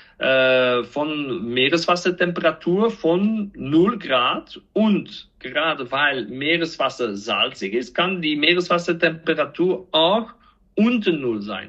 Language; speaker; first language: German; non-native, fluent; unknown